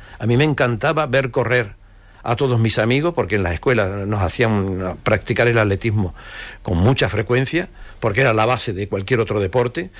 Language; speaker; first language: Spanish; native; Spanish